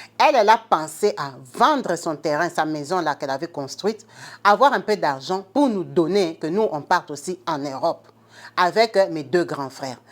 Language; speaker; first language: French; non-native, local second language; Lingala